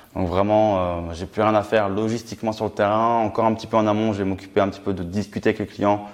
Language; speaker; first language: French; native; French